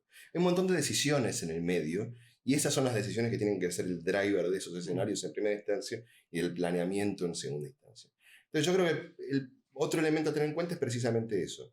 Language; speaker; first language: Spanish; native; Spanish